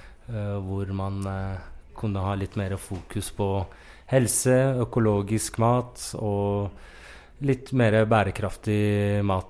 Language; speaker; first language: Norwegian; non-native, fluent; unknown